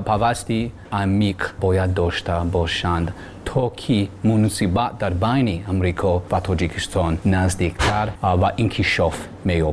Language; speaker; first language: Tajik; non-native, learner; English